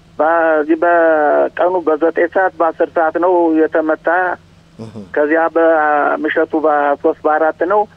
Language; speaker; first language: Amharic; native; Amharic